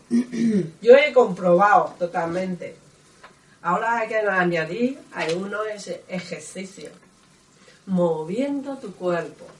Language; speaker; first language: Spanish; non-native, learner; Chinese